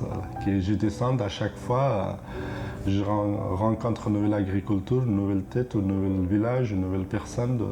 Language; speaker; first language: French; non-native, learner; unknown